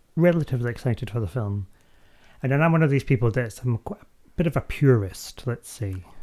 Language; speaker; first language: English; native; English